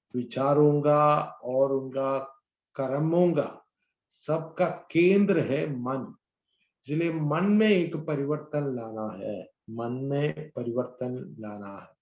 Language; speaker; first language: Hindi; non-native, local second language; Malayalam